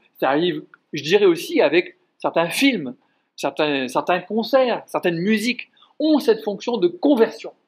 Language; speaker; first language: French; native; French